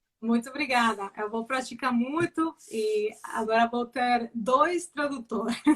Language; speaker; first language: Portuguese; non-native, learner; Spanish